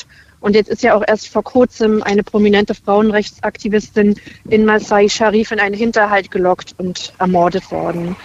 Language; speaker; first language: German; native; German